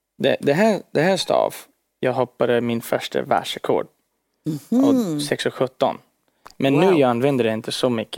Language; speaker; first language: Swedish; early bilingual, heritage; English